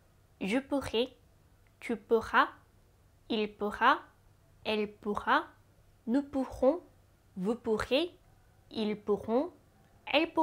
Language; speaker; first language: French; non-native, fluent; Japanese